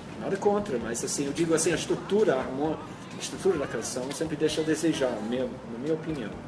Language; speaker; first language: Portuguese; non-native, fluent; English